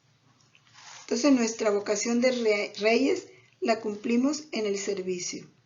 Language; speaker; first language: Spanish; native; Spanish